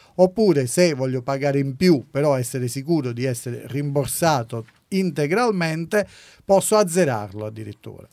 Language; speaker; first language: Italian; native; Italian